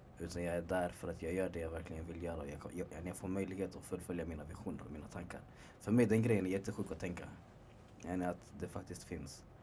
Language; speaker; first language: Swedish; early bilingual, other home language; Arabic